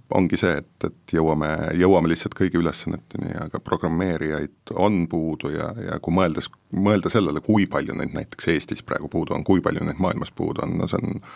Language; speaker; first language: Estonian; native; Estonian